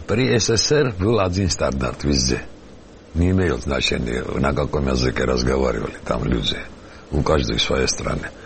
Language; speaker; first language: Ukrainian; non-native, learner; Georgian